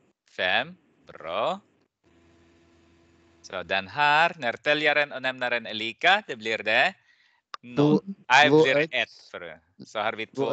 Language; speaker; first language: Swedish; non-native, fluent; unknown